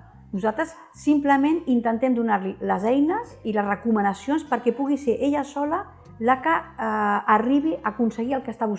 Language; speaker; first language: Catalan; native; Catalan